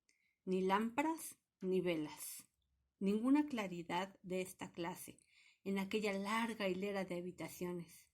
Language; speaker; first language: Spanish; native; Spanish